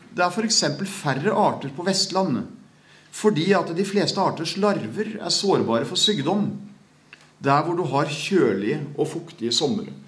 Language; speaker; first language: Norwegian; native; Norwegian